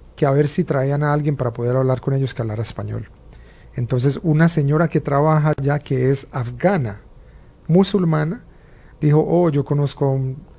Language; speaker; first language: Spanish; native; Spanish